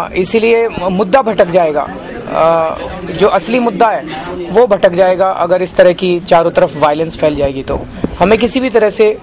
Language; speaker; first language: Hindi; native; Hindi